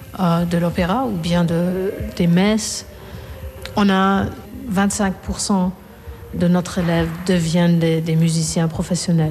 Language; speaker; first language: French; non-native, fluent; Korean